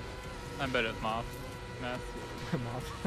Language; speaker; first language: English; non-native, fluent; German